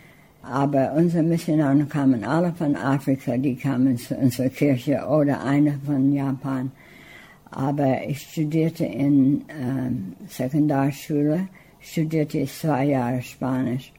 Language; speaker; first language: German; early bilingual, heritage; English